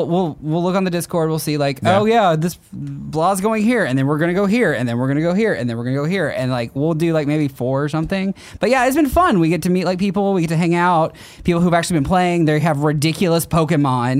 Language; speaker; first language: English; native; English